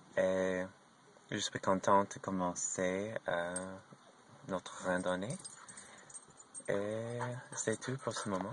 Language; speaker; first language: French; non-native, learner; English